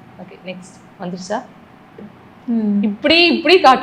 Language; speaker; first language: Tamil; native; Tamil